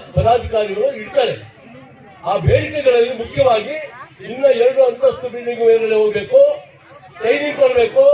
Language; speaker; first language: Kannada; non-native, local second language; Lambadi